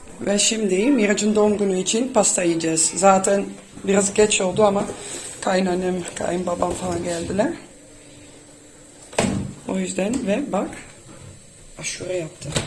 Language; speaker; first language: Turkish; non-native, fluent; Dutch